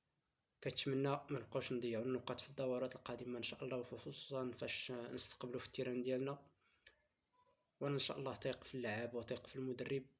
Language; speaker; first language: Arabic; native; Arabic